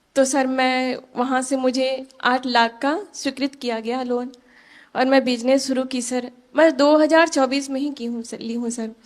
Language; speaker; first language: Hindi; native; Hindi